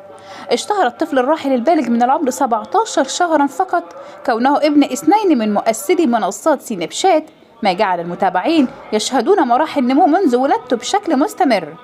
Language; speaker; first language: Arabic; native; Arabic